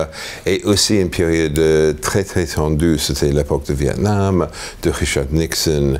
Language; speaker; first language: French; non-native, fluent; English